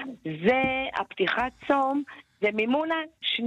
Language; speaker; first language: Hebrew; native; Hebrew